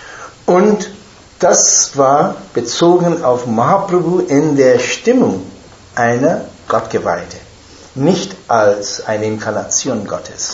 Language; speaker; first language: German; non-native, fluent; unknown